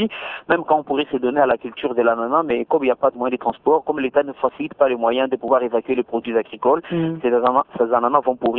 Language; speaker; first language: French; non-native, local second language; Luba-Lulua